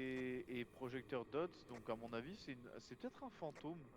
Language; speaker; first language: French; native; French